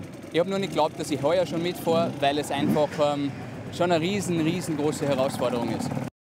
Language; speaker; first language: German; native; German